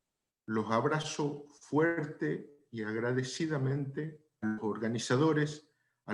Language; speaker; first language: Spanish; native; Spanish